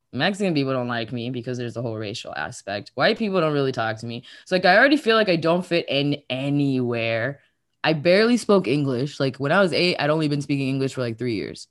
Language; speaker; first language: English; early bilingual, other home language; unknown